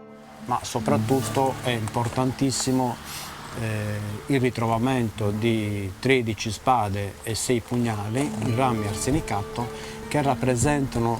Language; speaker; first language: Italian; native; Italian